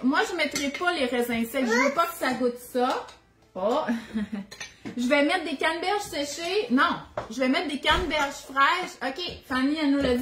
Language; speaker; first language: French; native; French